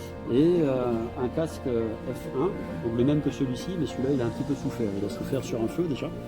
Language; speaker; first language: French; native; French